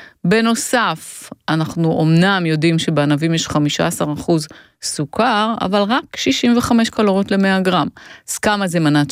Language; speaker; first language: Hebrew; native; Hebrew